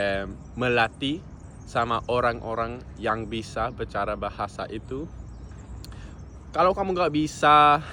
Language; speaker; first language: Indonesian; non-native, fluent; English